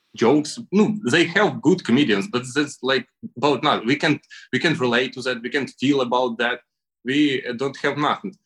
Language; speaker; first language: English; non-native, learner; Ukrainian